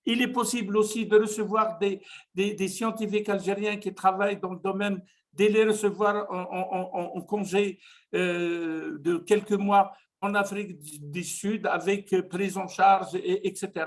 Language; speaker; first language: French; non-native, local second language; Arabic